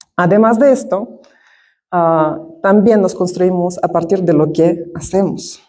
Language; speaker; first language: Spanish; non-native, fluent; Russian